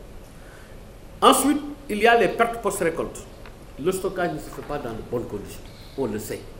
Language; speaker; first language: French; non-native, local second language; Wolof